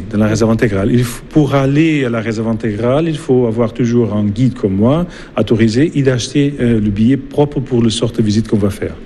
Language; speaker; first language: French; non-native, fluent; Portuguese